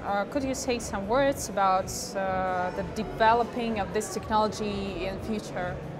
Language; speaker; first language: English; non-native, fluent; Russian